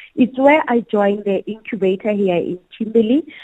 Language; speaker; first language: English; non-native, local second language; Southern Sotho